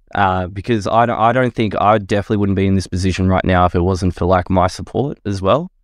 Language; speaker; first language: English; native; English